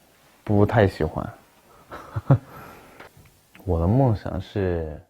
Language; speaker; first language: Chinese; non-native, fluent; Japanese